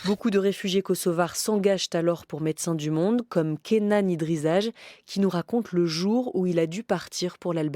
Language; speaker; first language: French; native; French